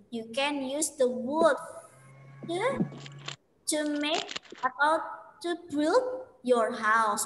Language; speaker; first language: English; non-native, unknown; Indonesian